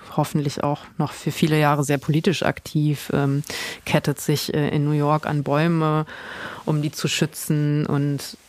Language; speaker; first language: German; native; German